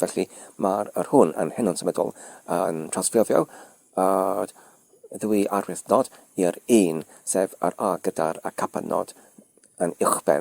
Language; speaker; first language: Welsh; non-native, learner; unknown